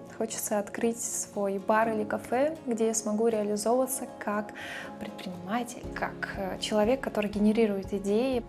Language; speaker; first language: Russian; native; Russian